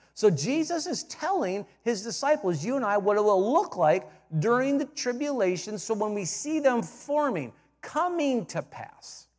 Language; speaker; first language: English; native; English